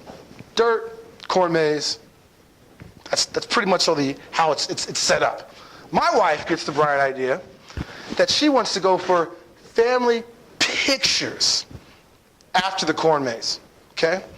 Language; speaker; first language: English; native; English